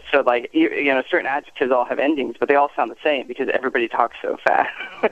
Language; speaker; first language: English; native; English